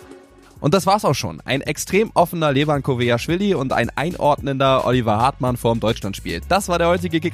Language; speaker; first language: German; native; German